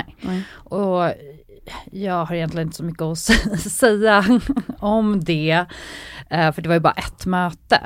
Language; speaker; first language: Swedish; native; Swedish